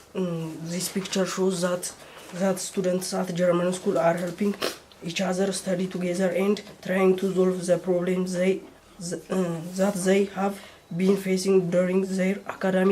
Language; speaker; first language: English; non-native, learner; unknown